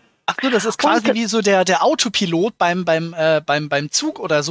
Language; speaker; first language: German; native; German